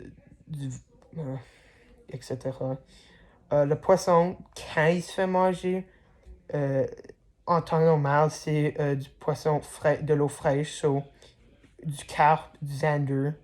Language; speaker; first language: French; non-native, learner; English